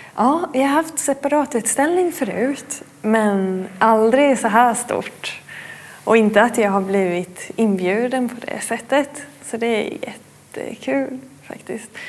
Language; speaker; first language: Swedish; native; Swedish